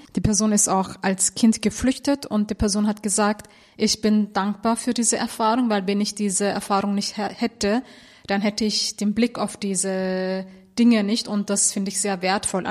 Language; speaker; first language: German; early bilingual, other home language; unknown